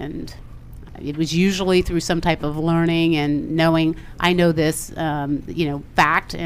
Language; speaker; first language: English; native; English